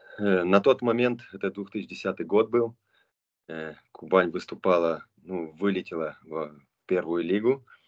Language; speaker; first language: Russian; non-native, local second language; Romanian